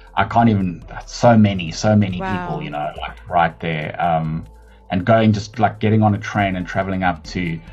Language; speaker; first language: English; native; English